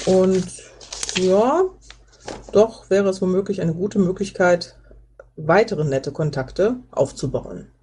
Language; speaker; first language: German; native; German